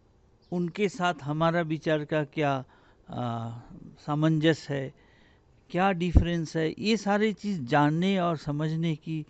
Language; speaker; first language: Hindi; native; Hindi